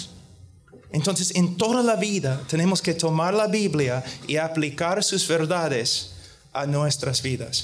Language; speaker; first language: Spanish; non-native, fluent; English